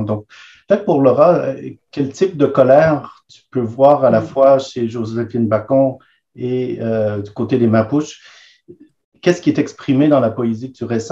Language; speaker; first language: French; native; French